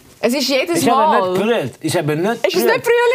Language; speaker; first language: German; non-native, fluent; Estonian